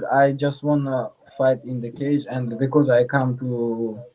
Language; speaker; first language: English; non-native, learner; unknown